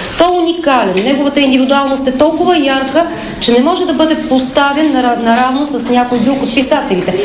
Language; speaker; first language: Bulgarian; native; Bulgarian